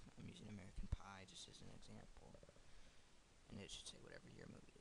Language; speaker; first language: English; native; English